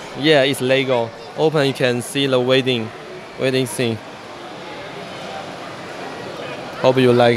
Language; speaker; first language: English; non-native, learner; Chinese